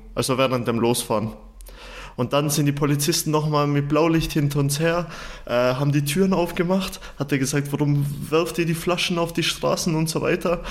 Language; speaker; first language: German; early bilingual, other home language; Turkish